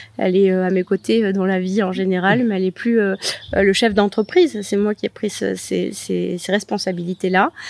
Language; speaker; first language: French; native; French